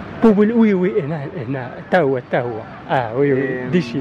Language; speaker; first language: French; non-native, learner; Arabic